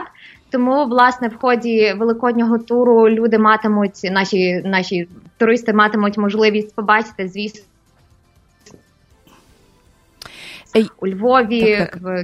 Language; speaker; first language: Ukrainian; native; Ukrainian